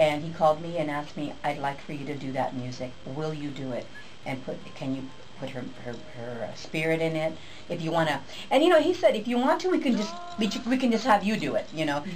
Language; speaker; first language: English; native; English